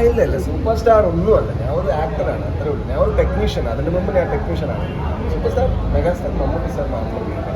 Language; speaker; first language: Malayalam; non-native, learner; Kannada